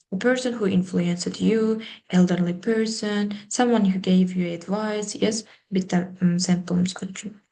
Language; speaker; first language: English; non-native, fluent; Uzbek